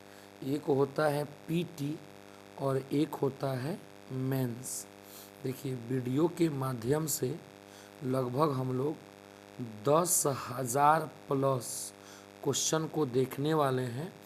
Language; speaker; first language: Hindi; native; Hindi